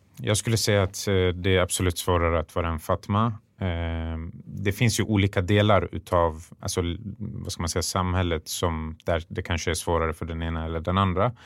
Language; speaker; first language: Swedish; early bilingual, other home language; Persian